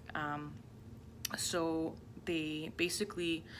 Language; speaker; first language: English; native; English